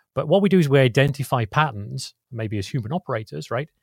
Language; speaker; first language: English; native; English